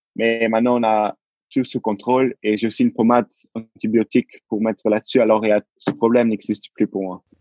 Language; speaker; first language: French; non-native, local second language; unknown